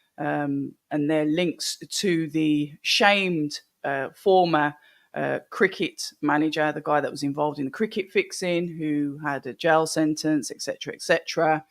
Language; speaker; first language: English; native; English